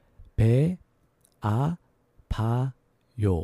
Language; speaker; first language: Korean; non-native, learner; English